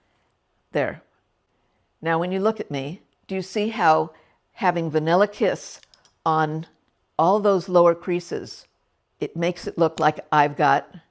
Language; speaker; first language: English; native; English